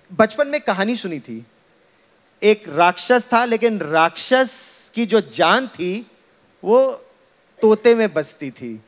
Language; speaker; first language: Hindi; native; Hindi